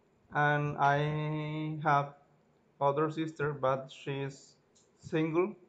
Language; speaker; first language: English; non-native, learner; Spanish